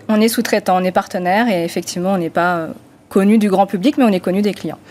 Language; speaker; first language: French; non-native, fluent; Romanian